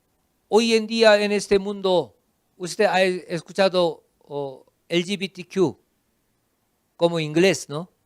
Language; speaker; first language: Spanish; non-native, fluent; Korean